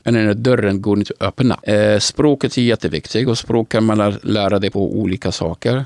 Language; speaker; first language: Swedish; non-native, fluent; Arabic